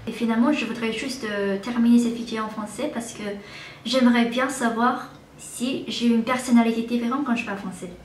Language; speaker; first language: French; non-native, learner; English